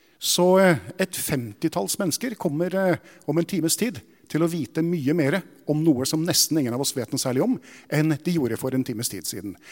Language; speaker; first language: Norwegian; native; Norwegian